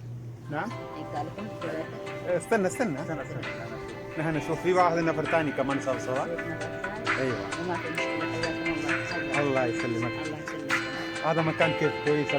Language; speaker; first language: Arabic; non-native, learner; Malayalam